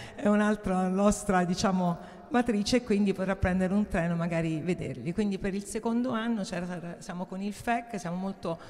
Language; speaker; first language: Italian; native; Italian